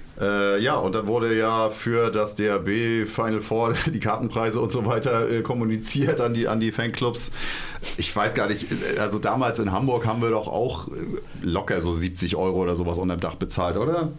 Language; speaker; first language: German; native; German